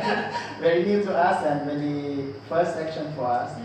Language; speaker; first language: English; non-native, learner; Lao